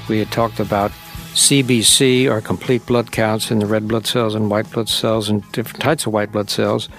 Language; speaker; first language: English; native; English